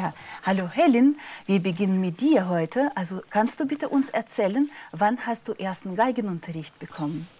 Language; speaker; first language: German; non-native, fluent; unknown